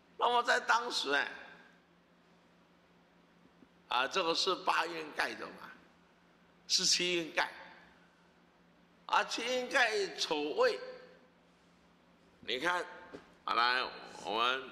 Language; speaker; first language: Chinese; native; Chinese